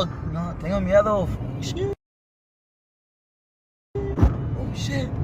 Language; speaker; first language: Spanish; early bilingual, heritage; English